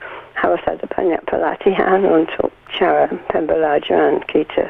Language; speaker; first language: Indonesian; non-native, learner; English